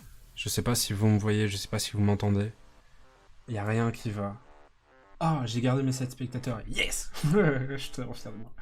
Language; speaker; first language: French; native; French